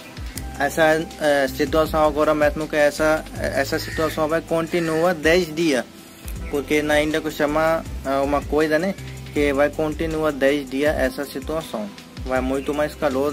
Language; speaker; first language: Portuguese; non-native, learner; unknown